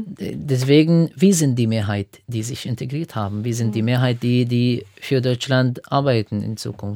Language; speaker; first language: German; non-native, fluent; Arabic